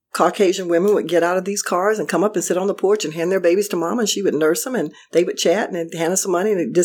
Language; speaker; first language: English; native; English